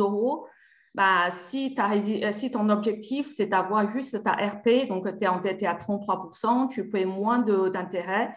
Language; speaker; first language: French; native; French